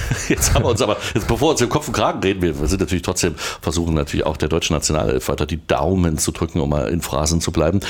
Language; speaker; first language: German; native; German